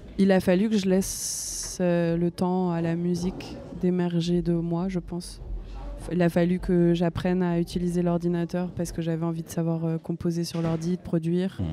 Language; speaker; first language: French; native; French